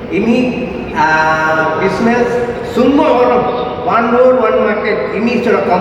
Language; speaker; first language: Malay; non-native, local second language; Tamil